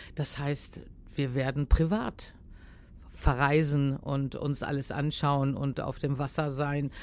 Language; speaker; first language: German; native; German